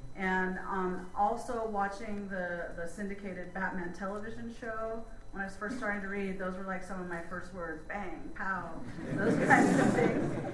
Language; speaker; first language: English; native; English